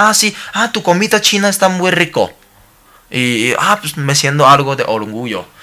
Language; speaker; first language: Spanish; non-native, learner; Cantonese